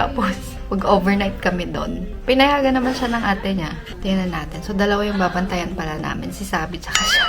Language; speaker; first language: Filipino; native; Filipino